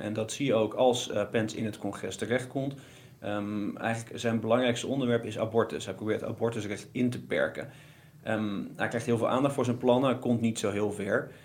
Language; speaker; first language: Dutch; native; Dutch